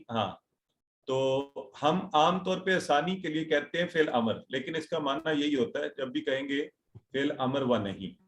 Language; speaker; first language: Urdu; native; Urdu